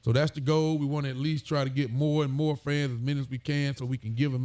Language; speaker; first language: English; native; English